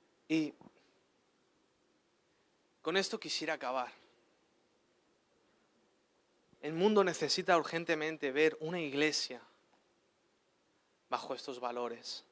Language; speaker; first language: Spanish; native; Spanish